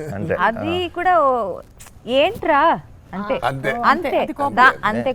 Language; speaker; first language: Telugu; non-native, learner; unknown